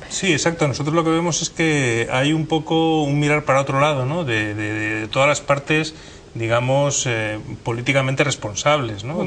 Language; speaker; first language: Spanish; native; Spanish